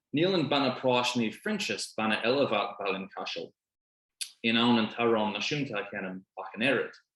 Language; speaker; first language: Irish; non-native, local second language; English